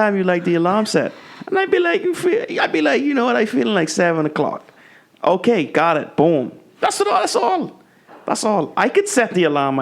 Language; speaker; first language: English; native; English